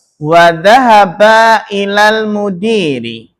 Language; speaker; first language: Arabic; non-native, fluent; Indonesian